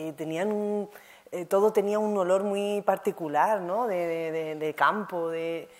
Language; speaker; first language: Spanish; native; Spanish